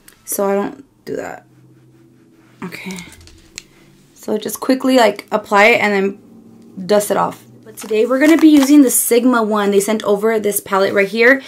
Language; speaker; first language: English; early bilingual, other home language; Spanish